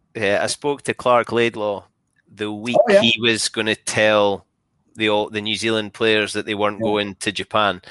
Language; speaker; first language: English; native; English